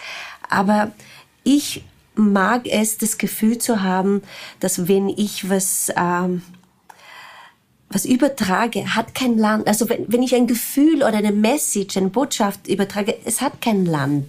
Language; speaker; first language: German; non-native, fluent; Portuguese